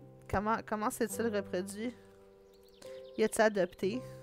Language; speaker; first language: French; native; French